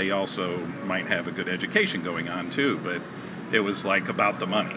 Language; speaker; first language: English; native; English